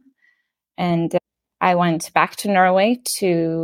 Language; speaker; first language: English; non-native, fluent; Norwegian